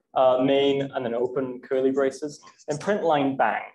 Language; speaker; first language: English; native; English